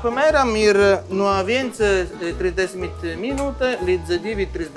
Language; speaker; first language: Latvian; non-native, learner; Italian